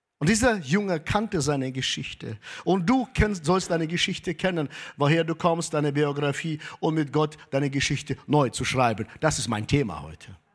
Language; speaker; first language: German; early bilingual, heritage; German